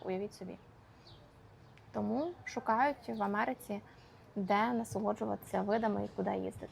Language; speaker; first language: Ukrainian; native; Ukrainian